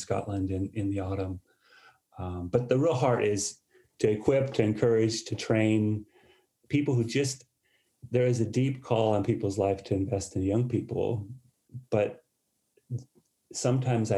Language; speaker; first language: English; native; English